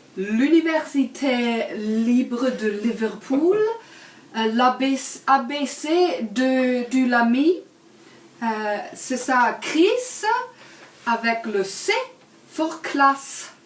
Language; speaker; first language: French; non-native, learner; English